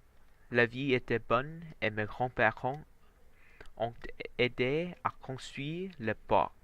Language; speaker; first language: French; non-native, learner; Vietnamese